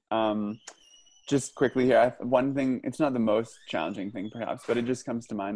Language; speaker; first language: English; native; English